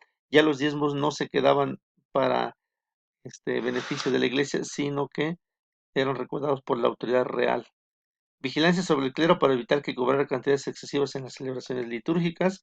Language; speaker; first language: Spanish; native; Spanish